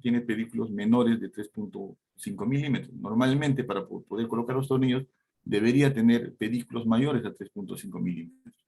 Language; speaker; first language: Spanish; native; Spanish